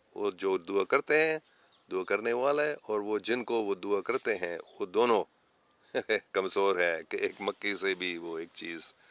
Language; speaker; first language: Hindi; non-native, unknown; English